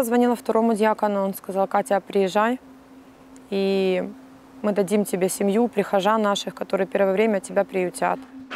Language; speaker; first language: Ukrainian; non-native, local second language; Russian